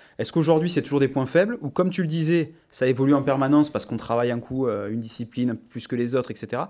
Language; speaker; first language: French; native; French